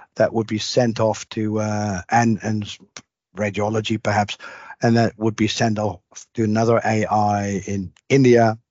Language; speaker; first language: English; non-native, fluent; Dutch